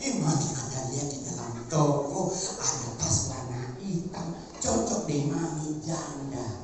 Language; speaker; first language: Indonesian; native; Indonesian